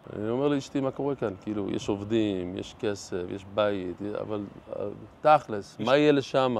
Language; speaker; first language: Hebrew; non-native, fluent; English